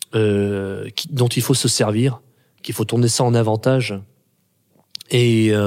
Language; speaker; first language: French; native; French